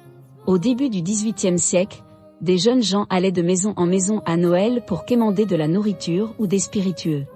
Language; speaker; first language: French; native; French